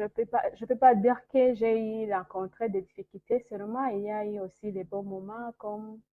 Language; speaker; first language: French; non-native, local second language; Kinyarwanda